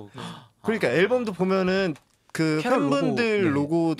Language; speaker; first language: Korean; native; Korean